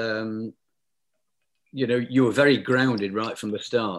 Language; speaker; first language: English; native; English